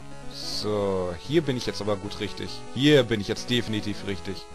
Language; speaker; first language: German; native; German